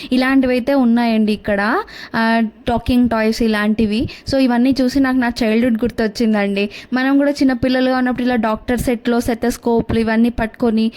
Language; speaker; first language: Telugu; non-native, local second language; Kannada